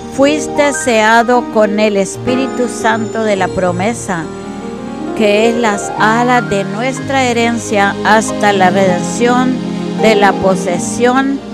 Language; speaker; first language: Spanish; early bilingual, other home language; English